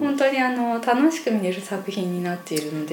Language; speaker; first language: Japanese; native; Japanese